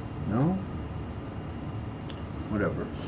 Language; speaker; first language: English; native; English